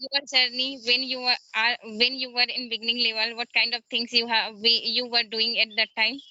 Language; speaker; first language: English; non-native, learner; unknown